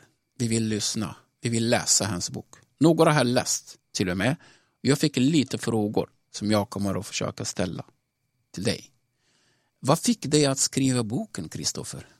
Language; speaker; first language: Swedish; non-native, fluent; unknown